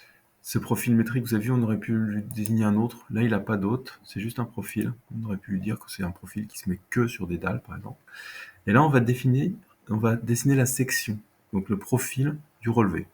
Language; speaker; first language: French; native; French